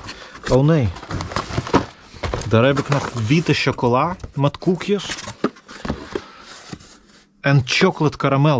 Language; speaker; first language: Dutch; non-native, fluent; Russian